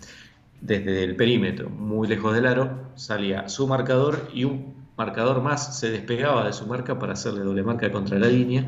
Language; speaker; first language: Spanish; native; Spanish